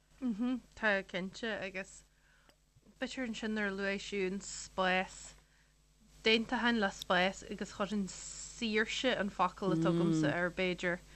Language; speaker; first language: Irish; native; Irish